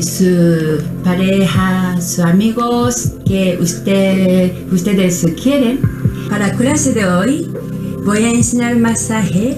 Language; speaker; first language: Spanish; non-native, learner; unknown